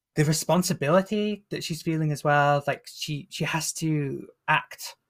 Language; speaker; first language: English; native; English